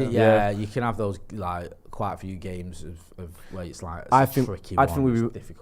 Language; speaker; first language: English; native; English